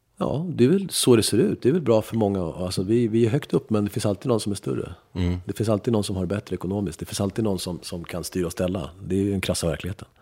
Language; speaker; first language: Swedish; early bilingual, other home language; Spanish